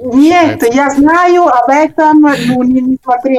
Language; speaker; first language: Russian; non-native, learner; Italian